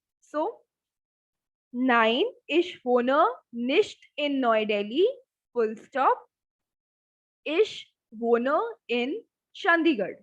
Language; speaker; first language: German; non-native, fluent; Hindi